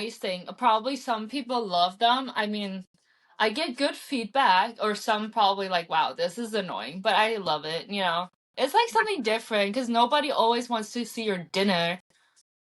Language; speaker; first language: English; early bilingual, heritage; English